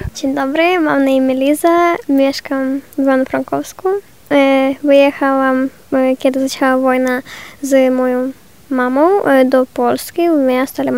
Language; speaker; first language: Polish; non-native, learner; Ukrainian